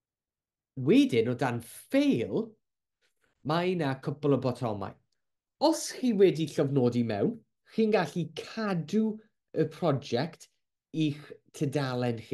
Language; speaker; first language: Welsh; non-native, local second language; English